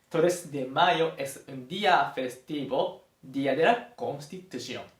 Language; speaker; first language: Spanish; non-native, fluent; Japanese